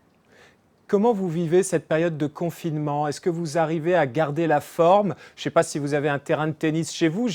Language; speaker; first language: French; native; French